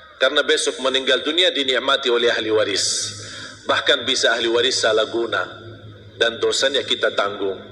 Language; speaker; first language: Malay; non-native, fluent; Arabic